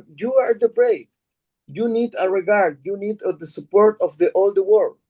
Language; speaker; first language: English; non-native, learner; Spanish